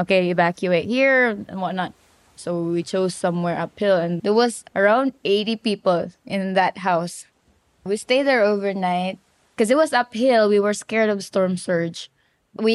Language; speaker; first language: English; non-native, local second language; Cebuano